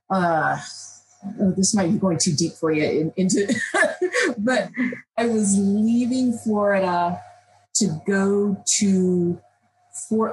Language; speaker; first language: English; native; English